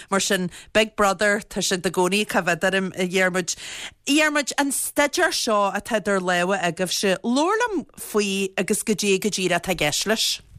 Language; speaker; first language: Irish; native; Irish